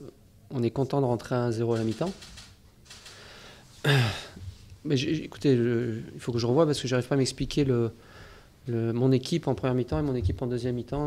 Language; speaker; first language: French; native; French